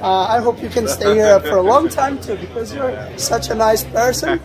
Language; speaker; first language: English; non-native, fluent; Portuguese